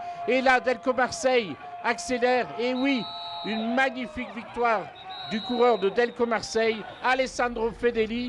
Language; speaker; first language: French; native; French